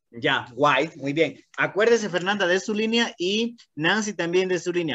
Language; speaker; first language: Spanish; native; Spanish